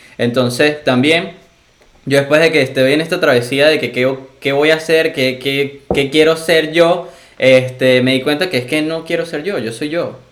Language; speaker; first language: Spanish; native; Spanish